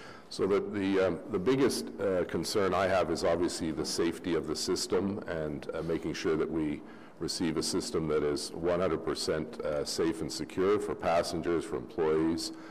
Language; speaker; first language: English; native; English